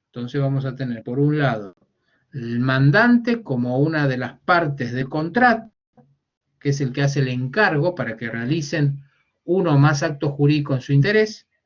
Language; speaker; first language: Spanish; native; Spanish